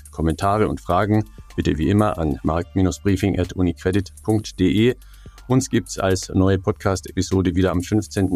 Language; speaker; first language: German; native; German